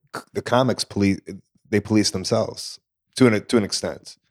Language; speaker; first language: English; native; English